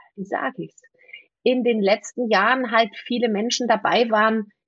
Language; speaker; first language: German; native; German